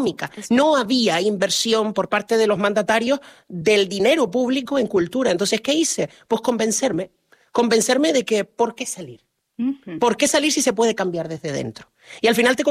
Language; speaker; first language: Spanish; native; Spanish